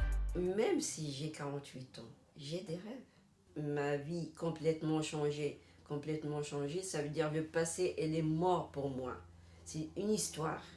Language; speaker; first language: French; non-native, local second language; Arabic